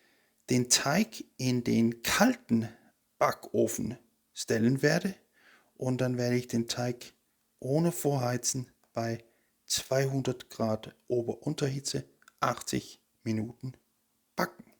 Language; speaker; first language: German; non-native, fluent; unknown